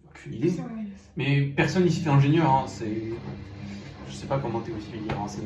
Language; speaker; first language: French; native; French